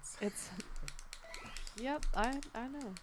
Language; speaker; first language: English; native; English